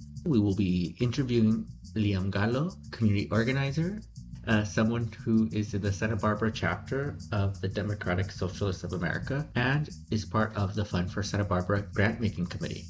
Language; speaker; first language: English; early bilingual, other home language; Spanish